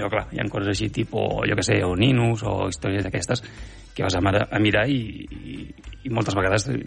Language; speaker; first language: Catalan; native; Catalan